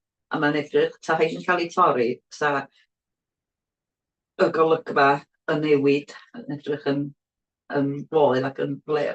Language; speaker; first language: Welsh; native; Welsh